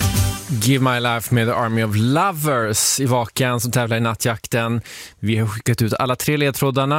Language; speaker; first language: Swedish; native; Swedish